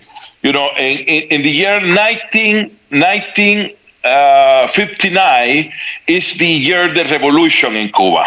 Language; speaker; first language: English; non-native, learner; Spanish